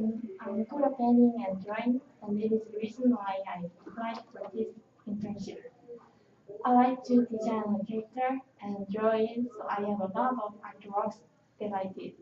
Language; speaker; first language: English; non-native, learner; Korean